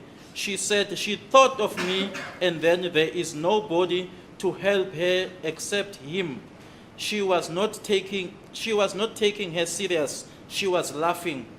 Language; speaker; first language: English; non-native, local second language; Zulu